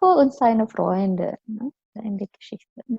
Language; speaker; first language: German; non-native, fluent; Indonesian